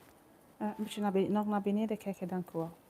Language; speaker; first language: Dutch; non-native, learner; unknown